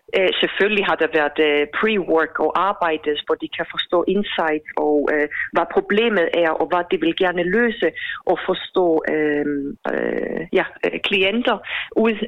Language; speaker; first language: Danish; non-native, fluent; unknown